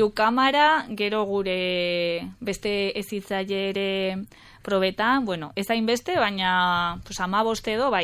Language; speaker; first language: Basque; non-native, local second language; Spanish